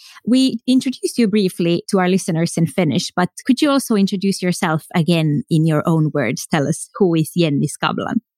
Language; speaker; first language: English; non-native, fluent; Finnish